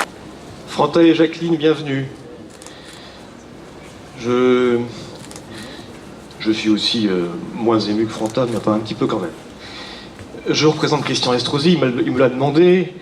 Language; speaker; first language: French; native; French